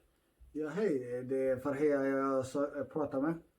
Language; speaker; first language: Swedish; early bilingual, other home language; Somali